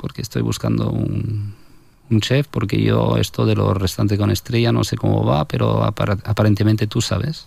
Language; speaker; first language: Spanish; non-native, fluent; French